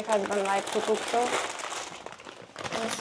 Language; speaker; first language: English; non-native, learner; Russian